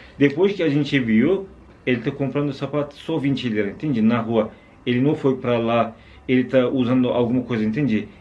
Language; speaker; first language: Portuguese; non-native, learner; Turkish